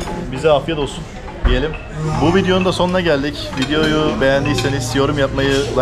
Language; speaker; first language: Turkish; native; Turkish